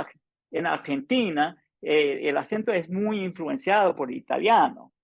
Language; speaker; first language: Spanish; non-native, fluent; English